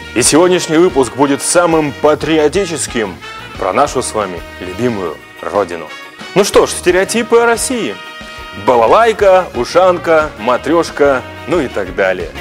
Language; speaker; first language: Russian; native; Russian